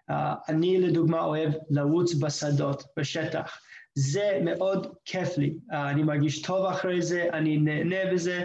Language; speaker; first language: Hebrew; non-native, fluent; English